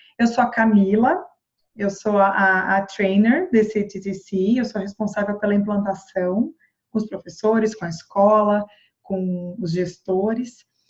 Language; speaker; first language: Portuguese; native; Portuguese